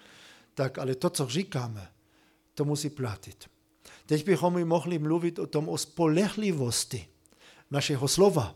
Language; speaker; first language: Czech; non-native, fluent; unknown